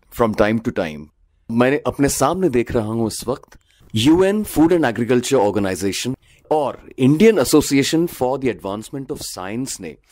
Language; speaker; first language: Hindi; native; Hindi